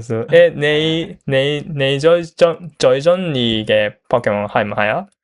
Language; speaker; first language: Cantonese; non-native, learner; Japanese